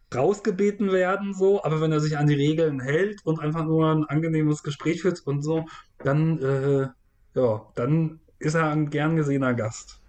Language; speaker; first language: German; native; German